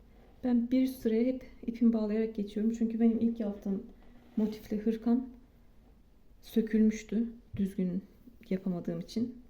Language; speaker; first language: Turkish; native; Turkish